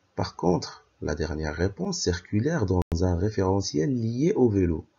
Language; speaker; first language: French; non-native, local second language; Arabic